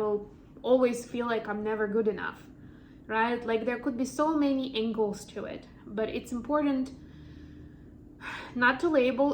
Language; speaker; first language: English; non-native, fluent; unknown